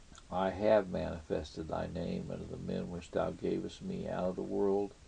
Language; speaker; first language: English; native; English